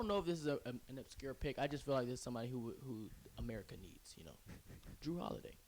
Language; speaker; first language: English; native; English